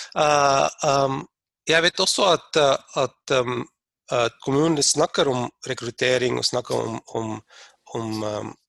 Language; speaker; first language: Norwegian; non-native, fluent; Arabic